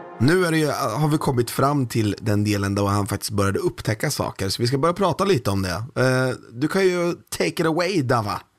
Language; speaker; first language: Swedish; native; Swedish